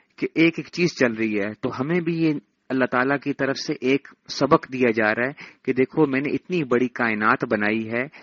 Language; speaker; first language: Urdu; native; Urdu